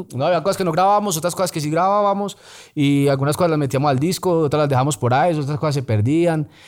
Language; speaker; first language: Spanish; native; Spanish